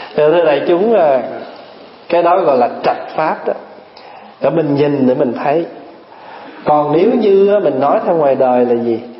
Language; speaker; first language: Vietnamese; early bilingual, other home language; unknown